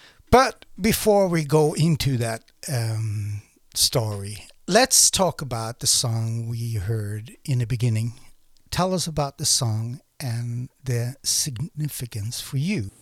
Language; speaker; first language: English; non-native, fluent; Norwegian